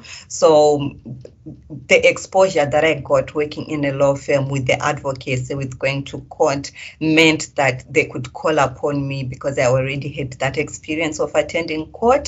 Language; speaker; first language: English; non-native, local second language; Shona